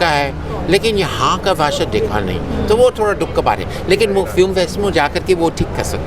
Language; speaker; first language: Hindi; non-native, learner; English